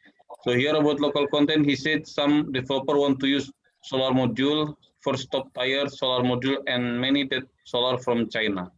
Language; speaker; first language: English; non-native, learner; Indonesian